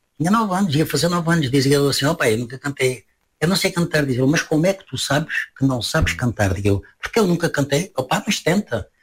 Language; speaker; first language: Portuguese; native; Portuguese